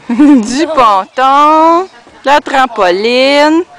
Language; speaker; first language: French; native; French